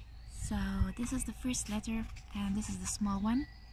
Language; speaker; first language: English; non-native, fluent; Ukrainian